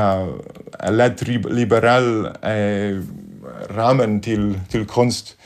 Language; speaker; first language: Danish; non-native, fluent; Polish